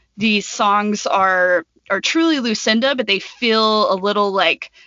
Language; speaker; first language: English; native; English